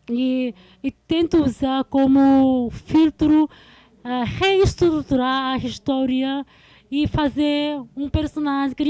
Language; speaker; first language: Portuguese; non-native, fluent; Korean